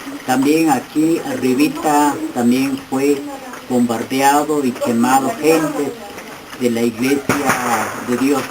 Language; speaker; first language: Spanish; non-native, local second language; Kʼicheʼ